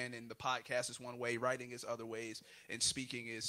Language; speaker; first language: English; native; English